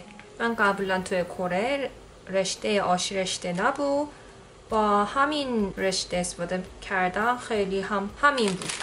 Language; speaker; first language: Persian; non-native, learner; Korean